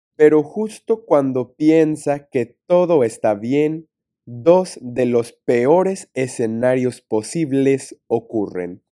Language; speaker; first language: Spanish; non-native, fluent; English